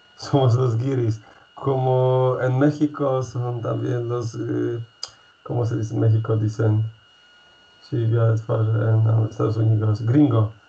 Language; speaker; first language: Spanish; non-native, fluent; Polish